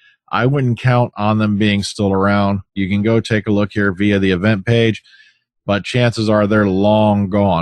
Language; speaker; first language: English; native; English